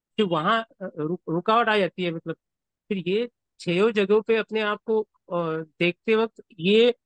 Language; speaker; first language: Hindi; native; Hindi